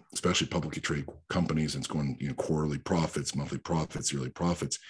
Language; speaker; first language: English; early bilingual, other home language; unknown